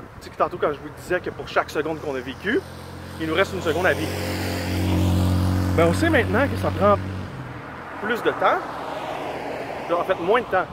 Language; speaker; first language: French; native; French